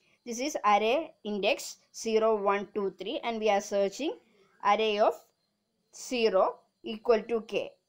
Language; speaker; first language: English; non-native, local second language; Malayalam